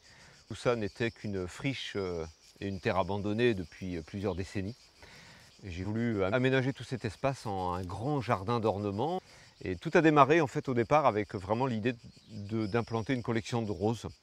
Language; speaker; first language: French; native; French